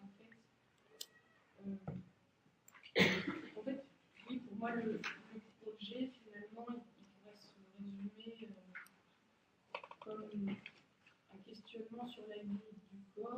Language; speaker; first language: French; native; French